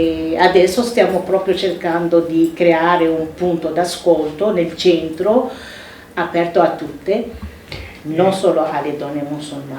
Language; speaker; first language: Italian; non-native, fluent; Arabic